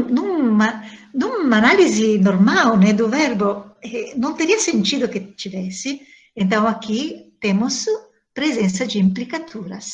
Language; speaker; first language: Portuguese; non-native, fluent; Italian